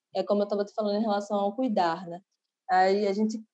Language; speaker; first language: Portuguese; native; Portuguese